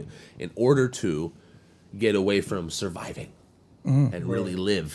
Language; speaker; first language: English; native; English